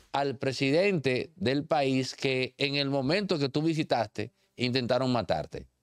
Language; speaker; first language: Spanish; native; Spanish